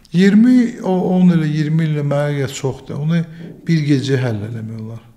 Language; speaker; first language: Azerbaijani; native; Azerbaijani